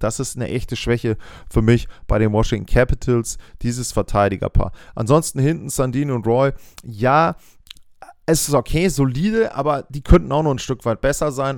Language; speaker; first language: German; native; German